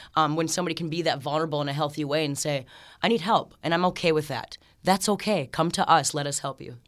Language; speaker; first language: English; native; English